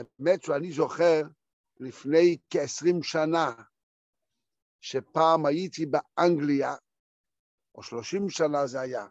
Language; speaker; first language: Hebrew; non-native, fluent; Yiddish